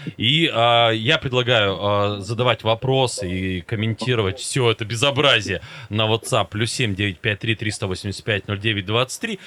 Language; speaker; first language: Russian; native; Russian